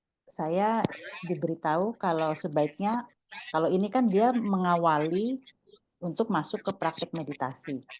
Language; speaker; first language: Indonesian; native; Indonesian